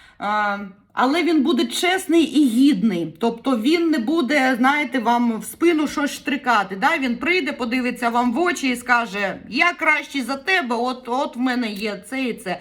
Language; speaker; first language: Ukrainian; native; Ukrainian